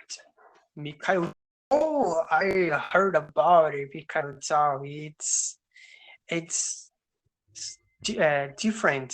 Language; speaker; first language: English; non-native, learner; Portuguese